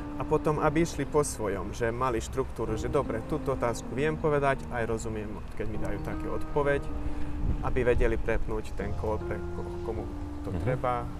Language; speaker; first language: Slovak; non-native, fluent; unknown